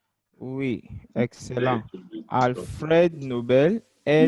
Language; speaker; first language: French; non-native, fluent; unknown